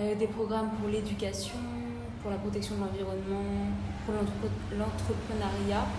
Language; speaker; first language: French; native; French